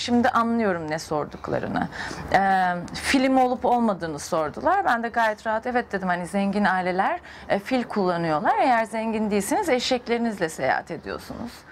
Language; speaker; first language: Turkish; native; Turkish